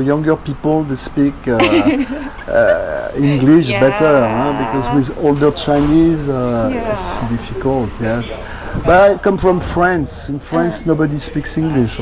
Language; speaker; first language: English; non-native, learner; French